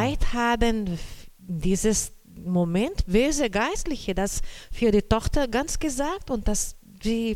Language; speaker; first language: German; non-native, learner; Portuguese